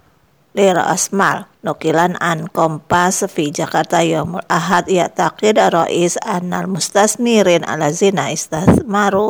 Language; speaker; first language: Arabic; non-native, fluent; Indonesian